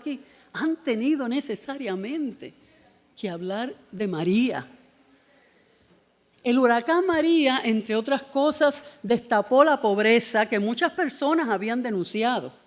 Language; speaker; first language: Spanish; native; Spanish